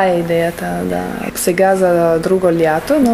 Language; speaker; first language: Bulgarian; non-native, learner; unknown